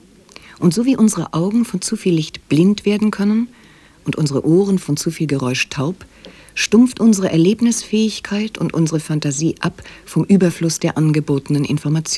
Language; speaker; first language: German; native; German